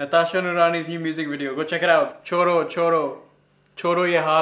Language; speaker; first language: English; non-native, local second language; Urdu